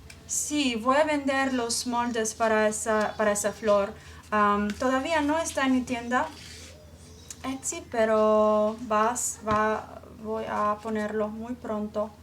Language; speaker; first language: Spanish; non-native, fluent; English